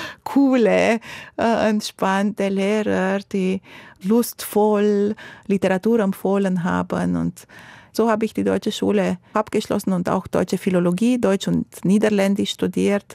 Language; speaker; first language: German; non-native, local second language; Romanian